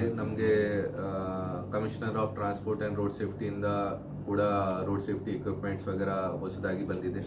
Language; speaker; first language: Kannada; non-native, local second language; Hindi